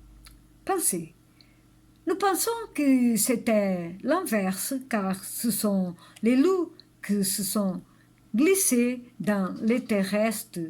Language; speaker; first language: French; non-native, learner; Portuguese